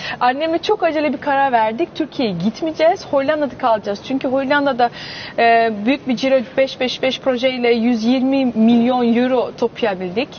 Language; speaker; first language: Turkish; early bilingual, heritage; Turkish